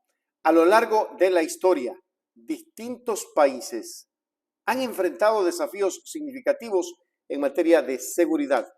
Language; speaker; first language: Spanish; native; Spanish